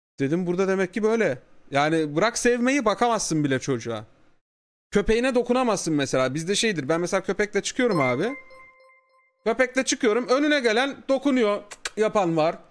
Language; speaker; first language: Turkish; native; Turkish